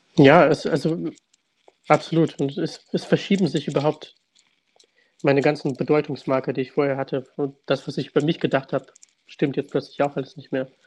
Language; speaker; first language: German; early bilingual, other home language; Russian